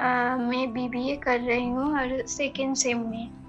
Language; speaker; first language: Hindi; non-native, local second language; Gujarati